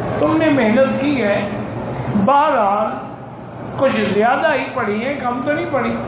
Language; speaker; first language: Urdu; early bilingual, heritage; Urdu